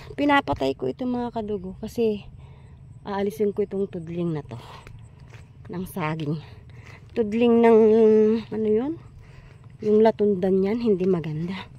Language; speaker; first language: Filipino; non-native, local second language; Iloko